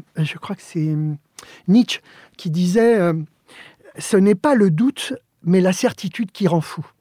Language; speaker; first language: French; early bilingual, other home language; Spanish